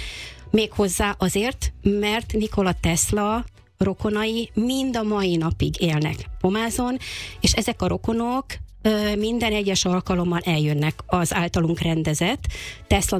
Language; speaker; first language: Hungarian; native; Hungarian